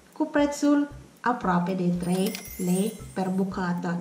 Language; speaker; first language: Romanian; non-native, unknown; Filipino